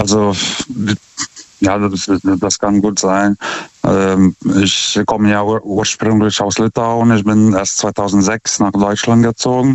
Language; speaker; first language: German; non-native, fluent; Lithuanian